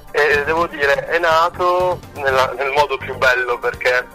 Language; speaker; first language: Italian; early bilingual, other home language; Spanish